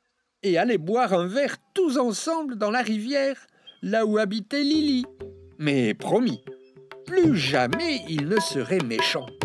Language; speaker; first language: French; native; French